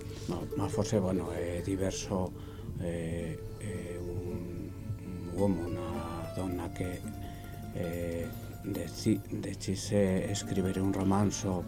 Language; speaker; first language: Italian; non-native, learner; Spanish